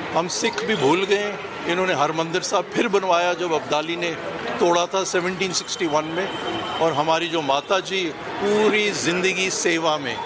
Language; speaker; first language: Hindi; non-native, local second language; Punjabi